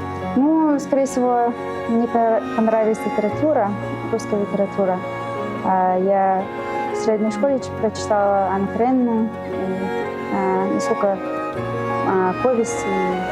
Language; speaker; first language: Russian; non-native, fluent; English